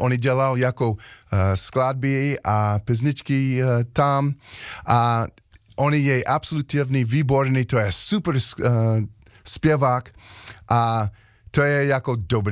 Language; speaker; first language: Czech; non-native, learner; English